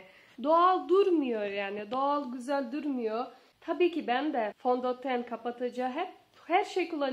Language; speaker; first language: Turkish; non-native, learner; Portuguese